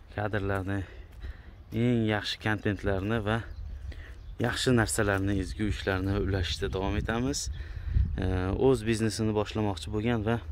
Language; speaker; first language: Uzbek; native; Uzbek